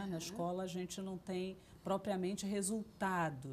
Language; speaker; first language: Portuguese; native; Portuguese